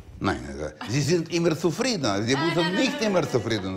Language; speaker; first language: German; non-native, learner; Russian